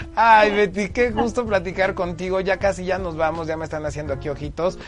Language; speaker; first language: Spanish; native; Spanish